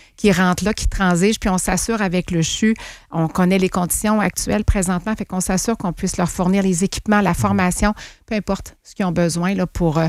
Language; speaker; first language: French; native; French